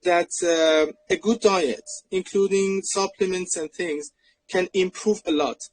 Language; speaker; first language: English; non-native, fluent; Persian